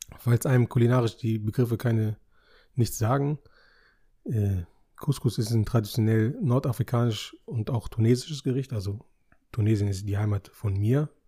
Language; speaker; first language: German; native; German